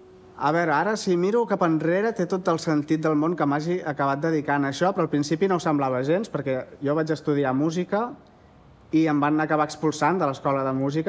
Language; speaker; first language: Catalan; native; Catalan